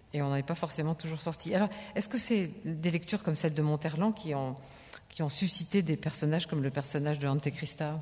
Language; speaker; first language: French; native; French